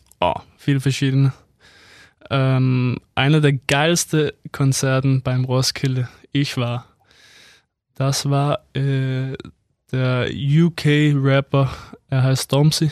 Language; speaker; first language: German; non-native, fluent; Danish